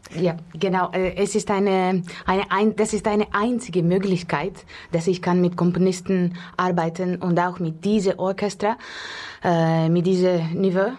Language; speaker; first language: German; non-native, learner; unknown